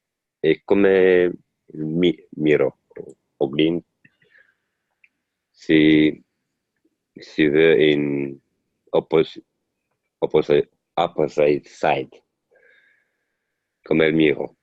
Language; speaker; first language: French; non-native, learner; Italian